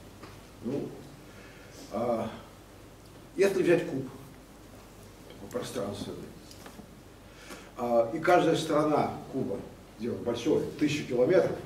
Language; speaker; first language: Russian; native; Russian